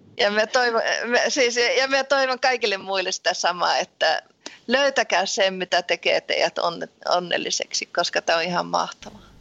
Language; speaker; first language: Finnish; early bilingual, heritage; Finnish